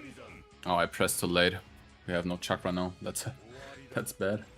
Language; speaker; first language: English; non-native, fluent; German